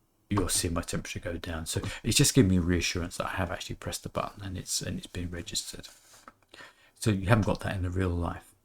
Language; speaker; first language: English; native; English